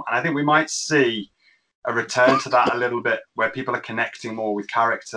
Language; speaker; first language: English; native; English